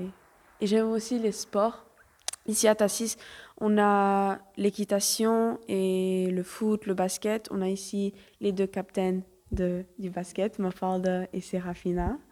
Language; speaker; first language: French; early bilingual, heritage; French